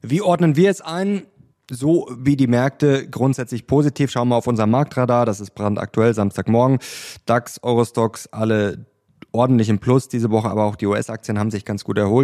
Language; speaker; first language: German; native; German